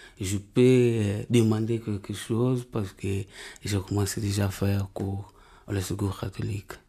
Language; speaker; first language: French; non-native, learner; Portuguese